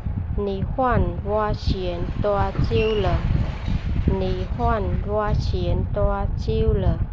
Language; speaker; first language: Chinese; non-native, fluent; Khmer